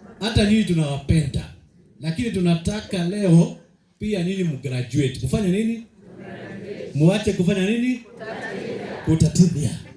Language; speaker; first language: Swahili; non-native, local second language; Kikuyu